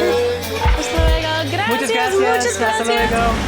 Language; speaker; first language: Spanish; non-native, learner; English